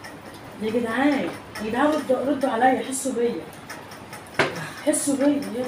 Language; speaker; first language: Arabic; native; Arabic